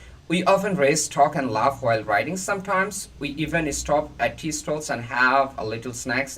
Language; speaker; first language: English; non-native, local second language; Bangla